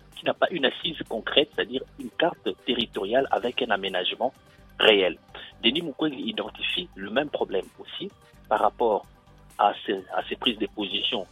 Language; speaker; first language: French; non-native, local second language; Lingala